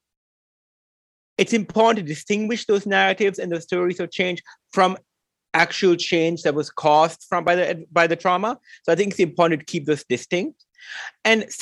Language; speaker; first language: English; non-native, local second language; Sinhala